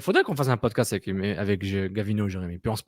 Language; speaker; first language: French; native; French